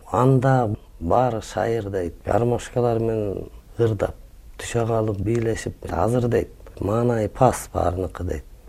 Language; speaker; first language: Kyrgyz; native; Kyrgyz